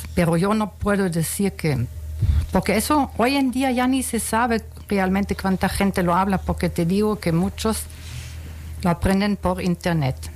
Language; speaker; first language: Spanish; non-native, fluent; German